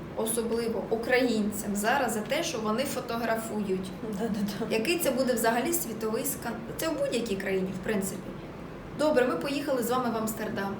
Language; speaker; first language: Ukrainian; native; Ukrainian